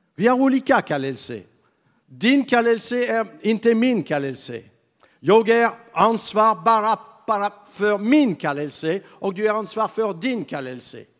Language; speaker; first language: Swedish; non-native, fluent; French